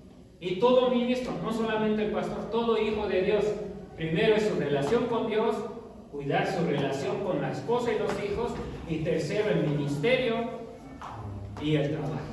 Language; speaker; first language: Spanish; native; Spanish